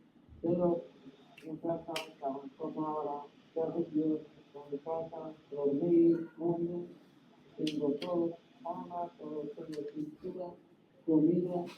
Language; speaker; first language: Spanish; non-native, learner; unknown